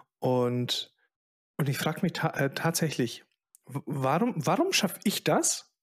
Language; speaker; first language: German; early bilingual, other home language; Polish